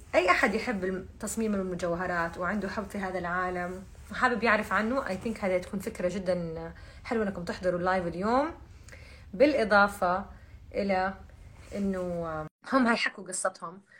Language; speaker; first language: Arabic; native; Arabic